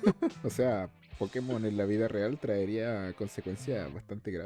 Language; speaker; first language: Spanish; native; Spanish